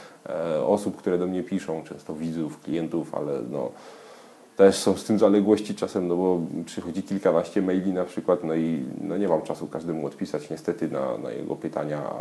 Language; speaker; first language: Polish; native; Polish